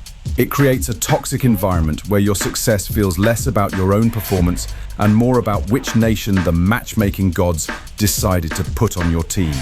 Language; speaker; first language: English; native; English